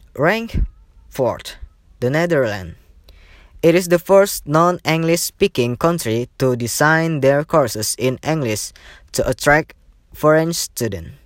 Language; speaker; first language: English; non-native, learner; Indonesian